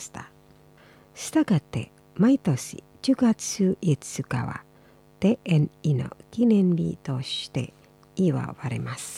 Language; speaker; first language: Japanese; non-native, fluent; Indonesian